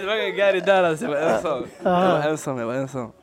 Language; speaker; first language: Swedish; early bilingual, other home language; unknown